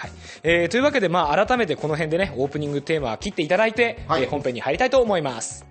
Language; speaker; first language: Japanese; native; Japanese